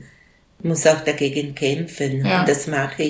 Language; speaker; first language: German; non-native, local second language; Italian